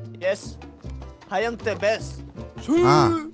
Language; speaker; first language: English; non-native, learner; Spanish